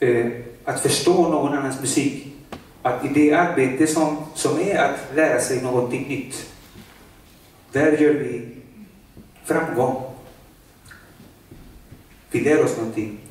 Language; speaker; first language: Swedish; non-native, fluent; Spanish